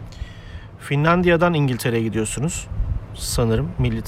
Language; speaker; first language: Turkish; native; Turkish